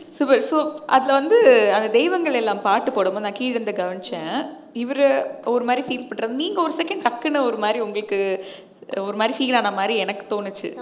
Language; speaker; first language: Tamil; native; Tamil